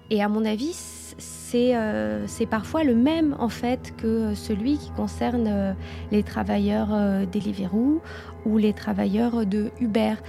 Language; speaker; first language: French; native; French